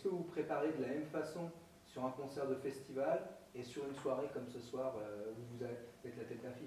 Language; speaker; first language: French; native; French